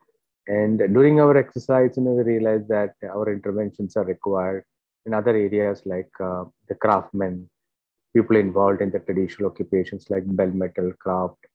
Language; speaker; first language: English; non-native, local second language; Malayalam